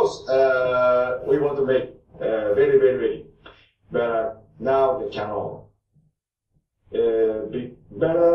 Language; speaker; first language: English; non-native, learner; Japanese